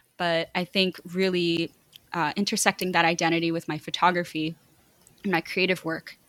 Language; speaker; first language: English; native; English